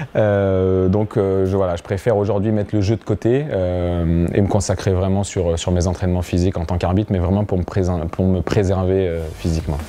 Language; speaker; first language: French; native; French